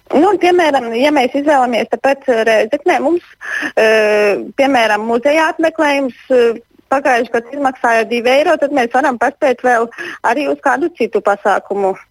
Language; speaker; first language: Latvian; native; Latvian